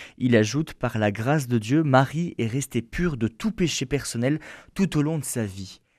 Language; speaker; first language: French; native; French